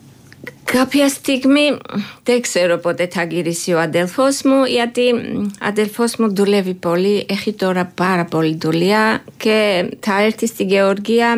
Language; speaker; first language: Greek; non-native, fluent; Georgian